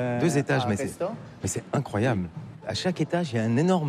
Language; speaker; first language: French; native; French